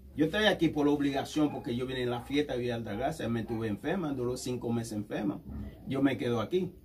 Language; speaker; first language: Spanish; non-native, learner; Haitian Creole